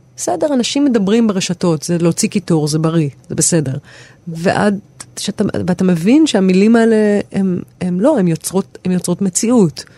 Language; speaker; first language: Hebrew; native; Hebrew